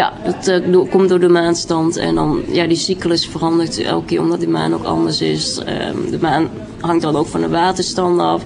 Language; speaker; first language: Dutch; early bilingual, other home language; Vietnamese